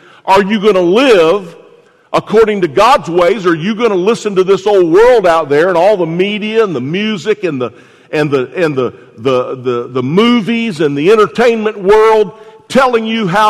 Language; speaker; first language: English; native; English